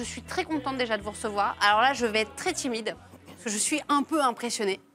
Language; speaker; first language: French; native; French